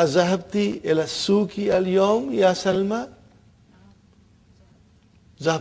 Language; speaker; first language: Arabic; non-native, fluent; Urdu